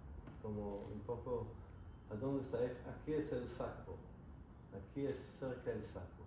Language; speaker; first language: Spanish; non-native, learner; English